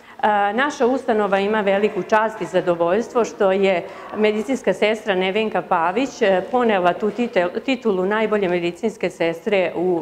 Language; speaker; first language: Serbian; native; Serbian